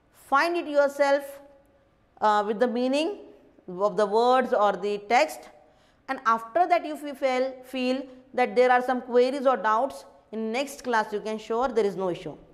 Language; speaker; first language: English; non-native, local second language; Hindi